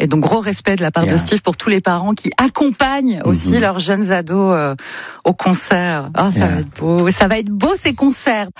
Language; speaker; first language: French; native; French